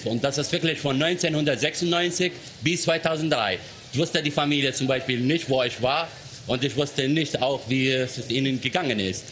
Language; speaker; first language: German; non-native, fluent; Arabic